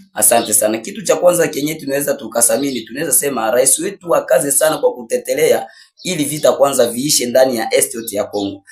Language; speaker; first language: Swahili; native; Swahili